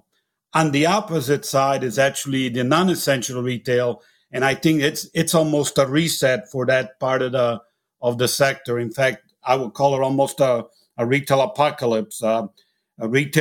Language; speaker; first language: English; non-native, fluent; Italian